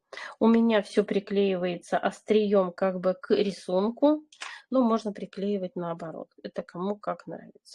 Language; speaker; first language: Russian; native; Russian